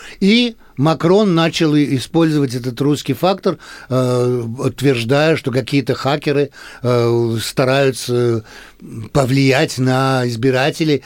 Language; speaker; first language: Russian; early bilingual, heritage; Russian